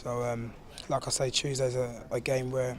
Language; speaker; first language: English; native; English